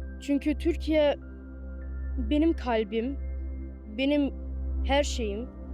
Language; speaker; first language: Turkish; early bilingual, heritage; Turkish